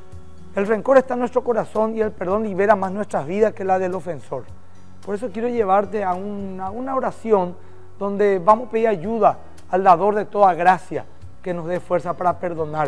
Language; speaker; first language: Spanish; native; Spanish